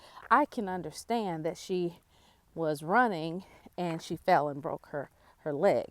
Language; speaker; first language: English; native; English